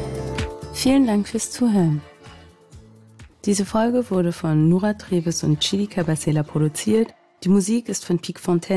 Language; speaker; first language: German; native; German